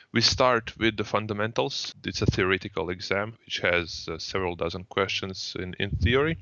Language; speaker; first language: English; non-native, fluent; Croatian